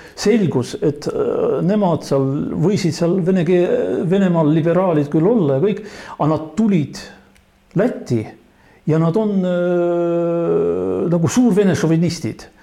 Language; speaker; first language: Estonian; non-native, local second language; Russian